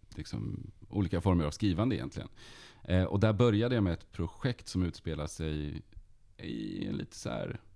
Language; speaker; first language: Swedish; native; Swedish